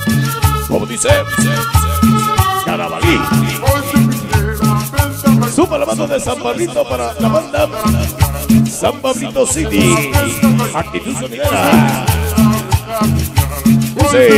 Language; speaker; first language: Spanish; native; Spanish